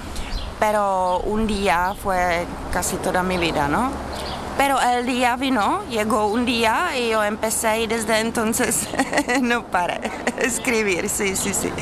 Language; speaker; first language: Spanish; non-native, fluent; Czech